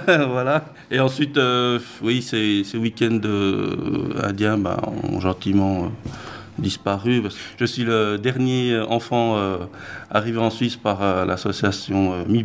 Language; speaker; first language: French; early bilingual, other home language; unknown